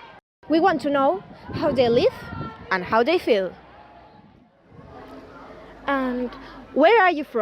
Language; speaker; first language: English; non-native, learner; Catalan